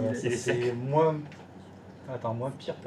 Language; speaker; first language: French; native; French